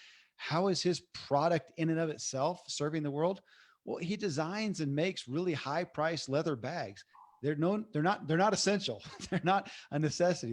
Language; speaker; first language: English; native; English